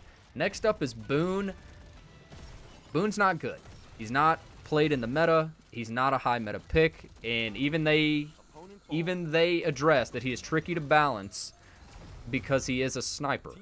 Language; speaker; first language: English; native; English